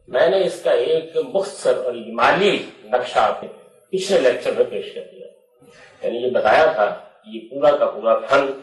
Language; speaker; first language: Urdu; non-native, local second language; Punjabi